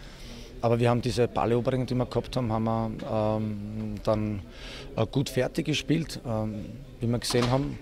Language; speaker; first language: German; native; German